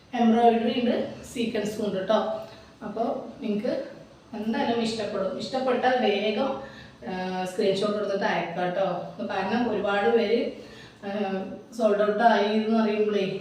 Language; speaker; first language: Malayalam; native; Malayalam